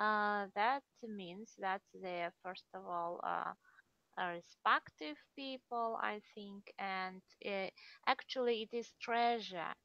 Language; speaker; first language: English; non-native, fluent; Russian